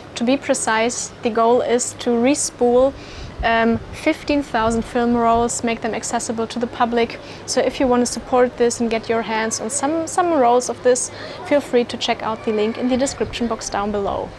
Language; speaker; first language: English; non-native, fluent; German